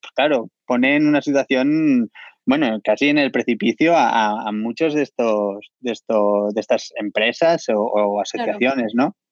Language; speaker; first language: Spanish; native; Spanish